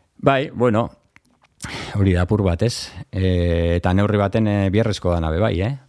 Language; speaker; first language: Basque; native; Basque